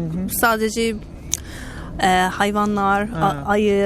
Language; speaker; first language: Turkish; non-native, learner; English